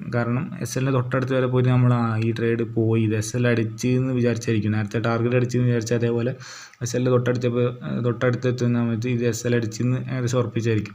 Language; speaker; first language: Malayalam; native; Malayalam